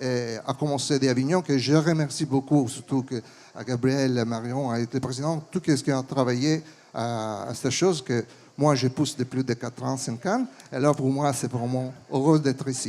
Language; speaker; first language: French; non-native, fluent; Italian